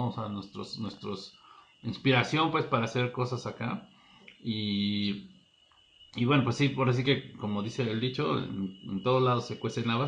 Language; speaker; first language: Spanish; native; Spanish